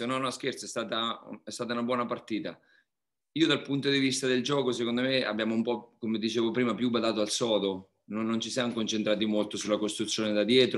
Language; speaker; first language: Italian; native; Italian